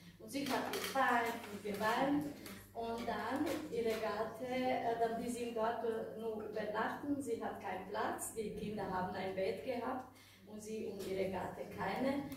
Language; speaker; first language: German; non-native, fluent; Bosnian